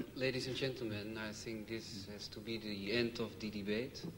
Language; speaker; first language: English; non-native, fluent; Dutch